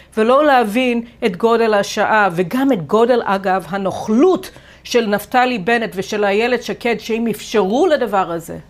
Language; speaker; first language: Hebrew; non-native, fluent; English